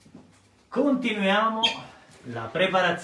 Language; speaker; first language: Italian; native; Italian